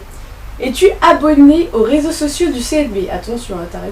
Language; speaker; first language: French; native; French